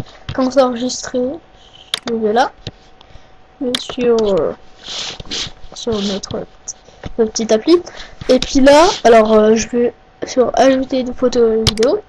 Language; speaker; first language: French; native; French